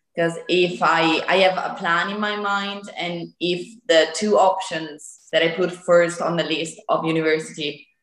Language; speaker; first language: English; non-native, fluent; Italian